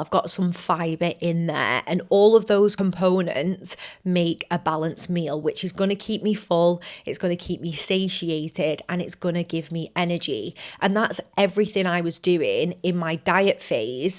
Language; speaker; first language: English; native; English